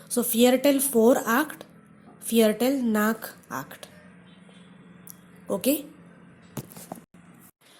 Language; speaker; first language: German; non-native, fluent; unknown